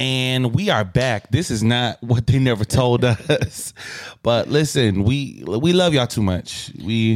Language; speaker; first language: English; native; English